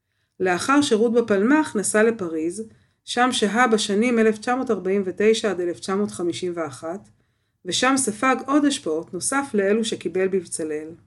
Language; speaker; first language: Hebrew; native; Hebrew